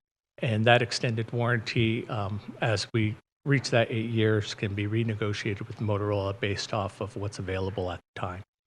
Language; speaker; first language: English; native; English